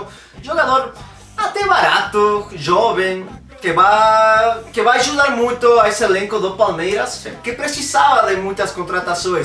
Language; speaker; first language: Portuguese; non-native, fluent; Spanish